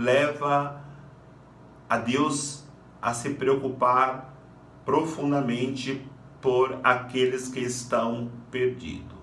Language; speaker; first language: Portuguese; native; Portuguese